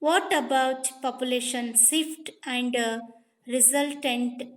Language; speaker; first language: English; non-native, local second language; Kannada